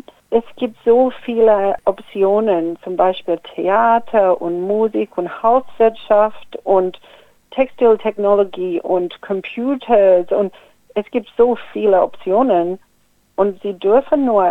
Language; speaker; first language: German; non-native, fluent; English